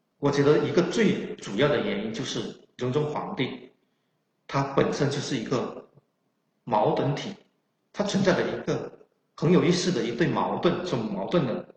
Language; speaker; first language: Chinese; non-native, local second language; Min Nan Chinese